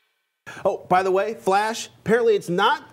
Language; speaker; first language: English; native; English